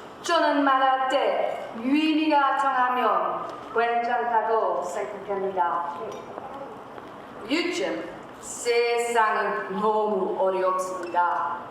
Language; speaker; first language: Korean; non-native, learner; English